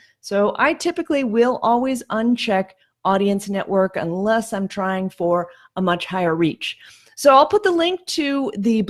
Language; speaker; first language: English; native; English